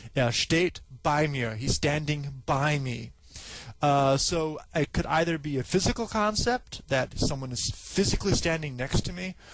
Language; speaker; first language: English; native; English